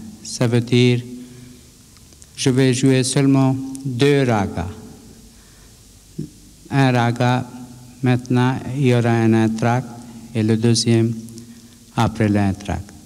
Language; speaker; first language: French; non-native, fluent; Bangla